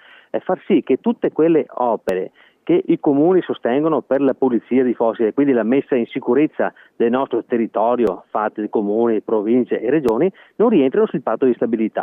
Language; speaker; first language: Italian; native; Italian